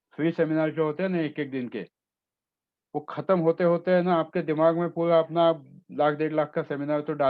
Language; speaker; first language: Hindi; non-native, local second language; Marathi